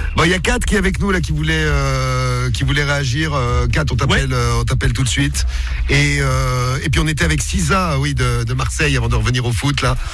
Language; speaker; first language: French; native; French